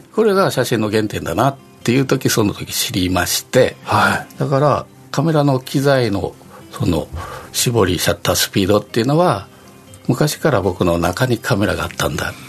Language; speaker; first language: Japanese; native; Japanese